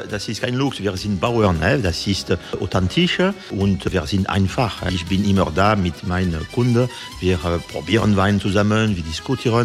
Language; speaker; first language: German; non-native, learner; French